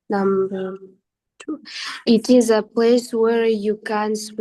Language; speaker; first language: English; non-native, learner; Kazakh